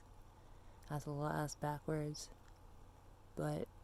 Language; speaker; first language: English; native; English